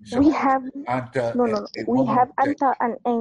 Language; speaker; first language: English; non-native, learner; Arabic